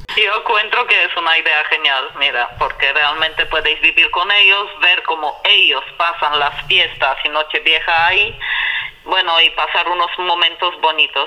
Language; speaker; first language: Spanish; non-native, fluent; Polish